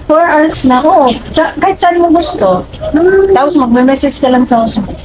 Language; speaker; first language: Filipino; non-native, local second language; Cebuano